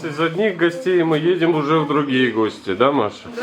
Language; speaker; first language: Russian; native; Russian